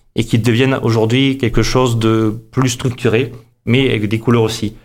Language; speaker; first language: French; native; French